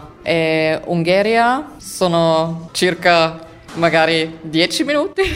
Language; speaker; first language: Italian; non-native, fluent; German